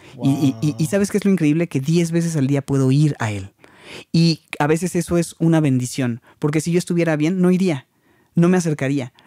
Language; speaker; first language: Spanish; native; Spanish